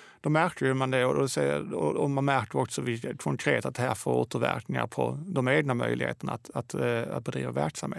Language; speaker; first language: Swedish; native; Swedish